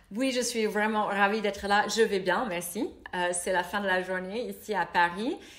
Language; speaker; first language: French; non-native, fluent; English